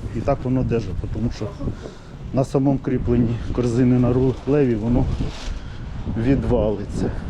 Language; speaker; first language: Ukrainian; native; Ukrainian